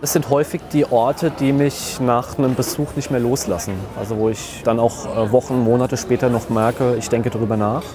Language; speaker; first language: German; native; German